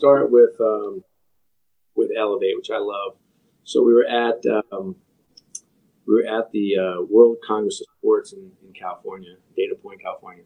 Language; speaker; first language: English; native; English